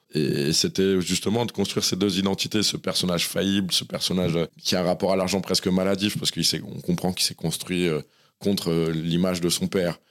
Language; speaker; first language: French; native; French